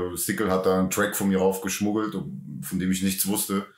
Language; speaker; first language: German; native; German